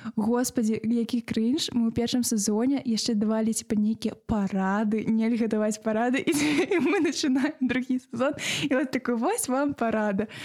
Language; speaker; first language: Belarusian; native; Belarusian